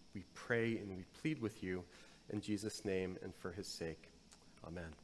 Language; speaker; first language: English; native; English